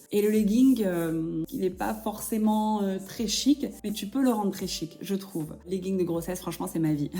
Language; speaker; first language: French; native; French